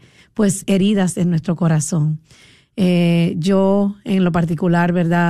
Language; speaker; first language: Spanish; native; Spanish